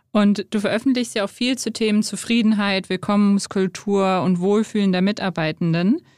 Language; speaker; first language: German; native; German